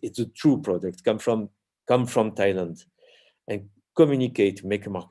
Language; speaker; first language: English; non-native, learner; French